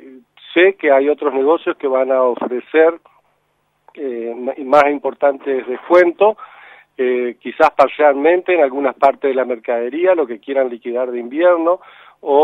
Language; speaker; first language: Spanish; native; Spanish